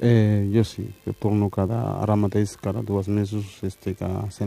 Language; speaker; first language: Catalan; early bilingual, other home language; Wolof